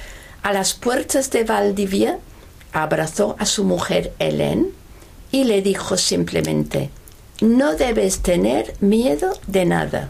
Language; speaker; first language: Spanish; non-native, local second language; Catalan